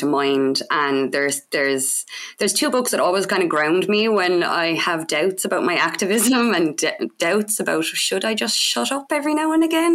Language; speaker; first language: English; native; English